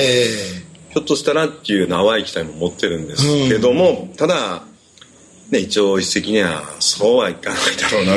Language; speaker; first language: Japanese; native; Japanese